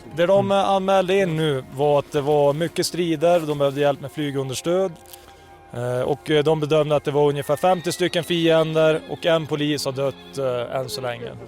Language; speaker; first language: Swedish; native; Swedish